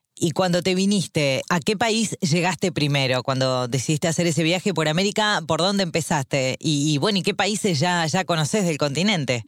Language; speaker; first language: Spanish; native; Spanish